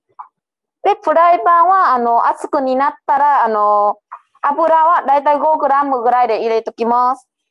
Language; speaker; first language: Japanese; non-native, learner; Vietnamese